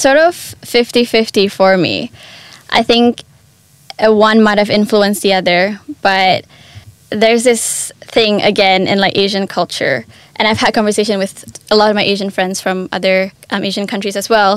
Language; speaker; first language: English; non-native, local second language; Malay